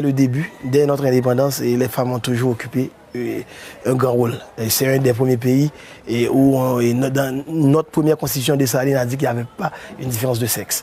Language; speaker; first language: French; non-native, local second language; Haitian Creole